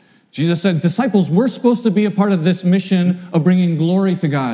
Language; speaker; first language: English; native; English